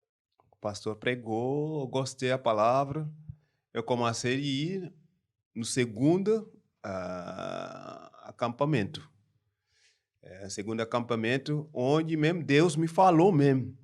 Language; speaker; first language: Portuguese; non-native, learner; French